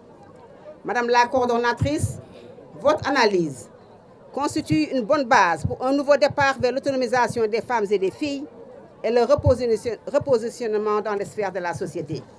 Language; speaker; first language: French; non-native, local second language; Wolof